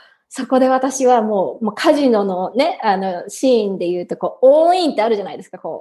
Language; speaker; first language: Japanese; native; Japanese